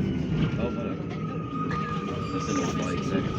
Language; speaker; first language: French; early bilingual, heritage; English